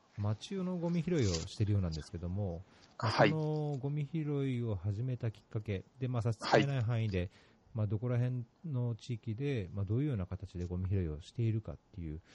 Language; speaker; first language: Japanese; native; Japanese